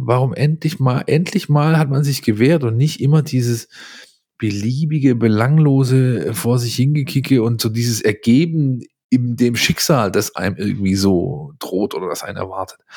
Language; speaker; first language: German; native; German